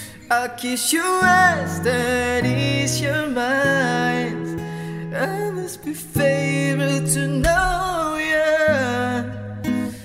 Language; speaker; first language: English; non-native, fluent; Indonesian